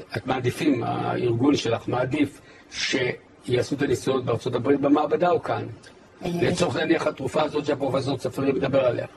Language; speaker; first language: Hebrew; native; Hebrew